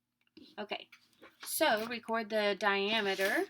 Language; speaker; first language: English; native; English